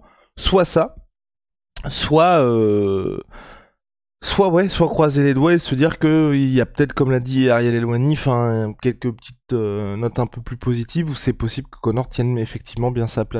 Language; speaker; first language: French; native; French